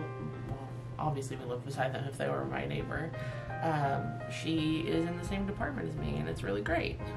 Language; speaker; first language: English; native; English